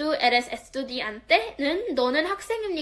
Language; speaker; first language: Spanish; non-native, learner; Korean